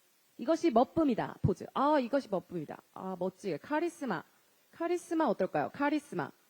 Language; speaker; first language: Korean; native; Korean